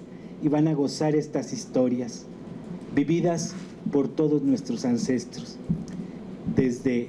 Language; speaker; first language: Spanish; native; Spanish